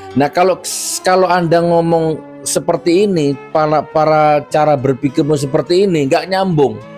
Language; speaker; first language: Indonesian; non-native, local second language; Madurese